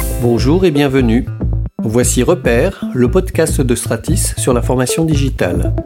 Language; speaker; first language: French; native; French